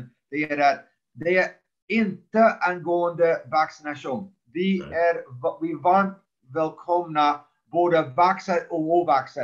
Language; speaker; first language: Swedish; non-native, fluent; English